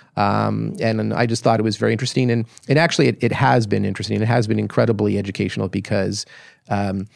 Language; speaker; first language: English; native; English